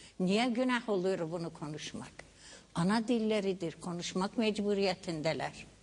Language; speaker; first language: Turkish; non-native, local second language; Kurdish